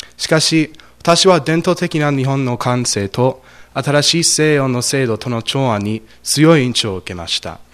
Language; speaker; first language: Japanese; non-native, fluent; English